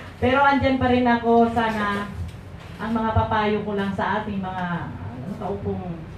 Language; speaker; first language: Filipino; non-native, local second language; Pangasinan